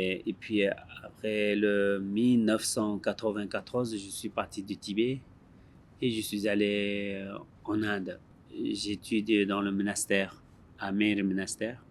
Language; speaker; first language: French; non-native, learner; Tibetan